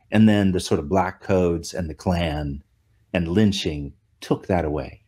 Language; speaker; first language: English; native; English